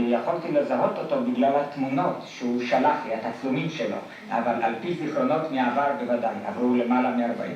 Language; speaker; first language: Hebrew; non-native, fluent; Polish